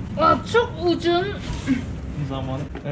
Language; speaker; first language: Turkish; non-native, learner; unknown